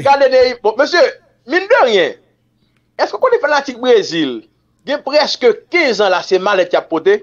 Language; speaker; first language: French; non-native, local second language; Haitian Creole